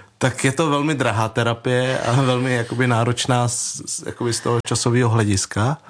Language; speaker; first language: Czech; early bilingual, other home language; Vietnamese